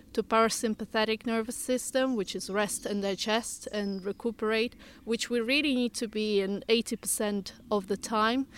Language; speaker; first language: English; non-native, fluent; Russian